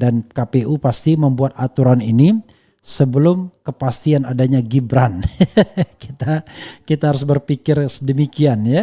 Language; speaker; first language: Indonesian; native; Indonesian